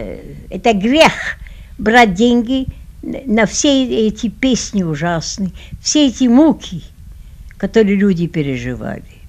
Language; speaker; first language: Russian; early bilingual, heritage; Russian